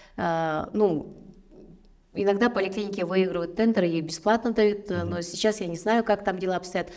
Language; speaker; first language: Russian; native; Russian